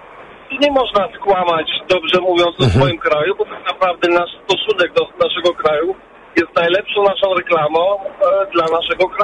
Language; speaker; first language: Polish; early bilingual, heritage; Polish